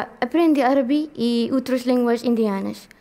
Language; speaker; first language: Portuguese; non-native, learner; Urdu